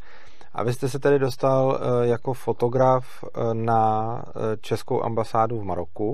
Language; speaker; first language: Czech; native; Czech